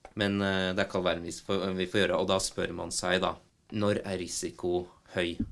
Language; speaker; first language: Norwegian; native; Norwegian